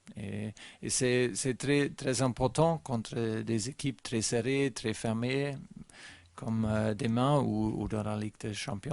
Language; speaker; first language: French; non-native, learner; German